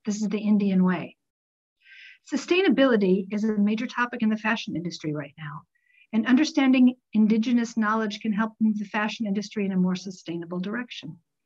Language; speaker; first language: English; native; English